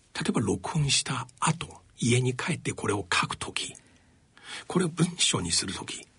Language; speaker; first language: Japanese; non-native, fluent; Chinese